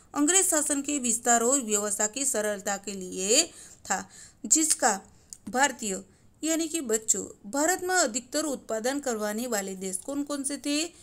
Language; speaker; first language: Hindi; non-native, local second language; Gujarati